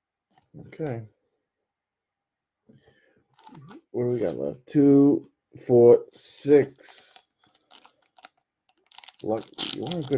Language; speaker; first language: English; native; English